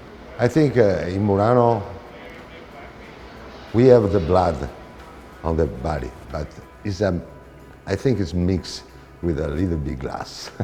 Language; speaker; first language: English; non-native, fluent; Italian